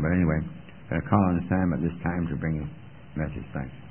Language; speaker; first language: English; native; English